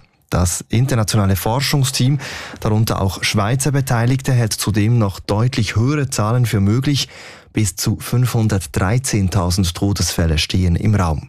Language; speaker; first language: German; native; German